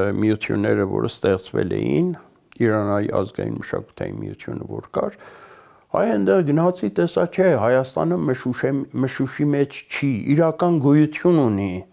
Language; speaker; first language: Armenian; early bilingual, heritage; Armenian